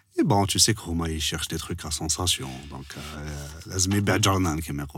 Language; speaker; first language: French; non-native, local second language; Arabic